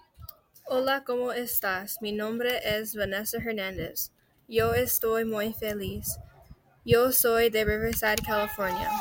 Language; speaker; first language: Spanish; non-native, learner; English